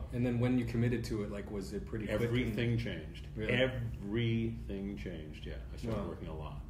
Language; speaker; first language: English; native; English